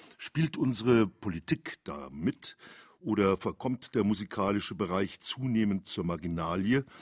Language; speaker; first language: German; native; German